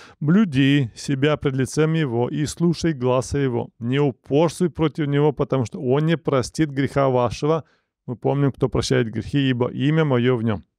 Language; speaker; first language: Russian; non-native, local second language; Romanian